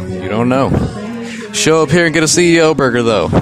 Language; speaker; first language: English; native; English